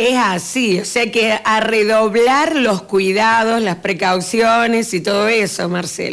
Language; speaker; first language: Spanish; native; Spanish